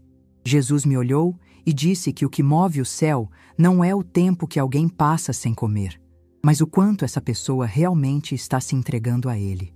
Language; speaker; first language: Portuguese; native; Portuguese